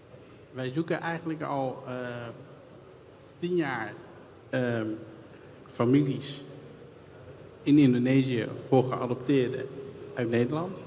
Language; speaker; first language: Dutch; early bilingual, other home language; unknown